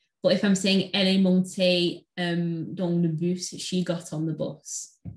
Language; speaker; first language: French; non-native, fluent; English